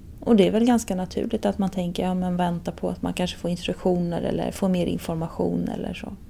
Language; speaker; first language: Swedish; native; Swedish